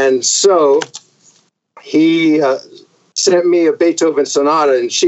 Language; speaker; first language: English; native; English